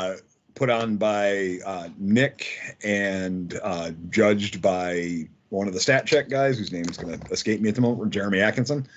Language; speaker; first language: English; native; English